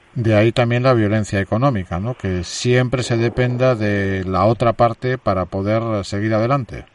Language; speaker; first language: Spanish; native; Spanish